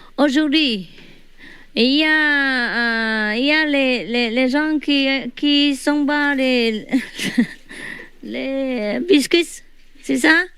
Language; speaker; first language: French; non-native, learner; Vietnamese